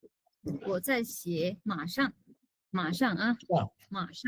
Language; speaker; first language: Chinese; non-native, fluent; Sinhala